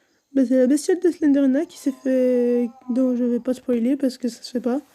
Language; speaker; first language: French; native; French